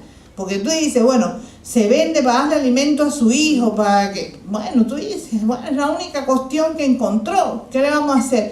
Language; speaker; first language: Spanish; native; Spanish